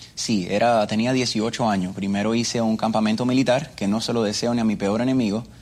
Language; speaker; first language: Spanish; early bilingual, other home language; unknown